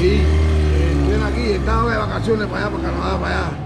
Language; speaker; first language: Spanish; native; Spanish